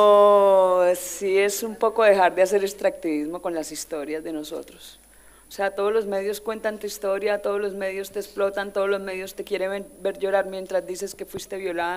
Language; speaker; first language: Spanish; native; Spanish